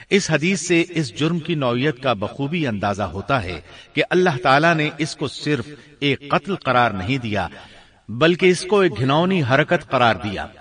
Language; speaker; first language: Urdu; native; Urdu